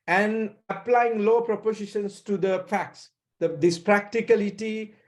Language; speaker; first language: English; non-native, local second language; Sinhala